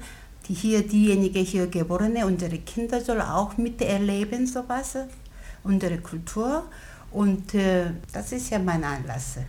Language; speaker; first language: German; non-native, learner; Korean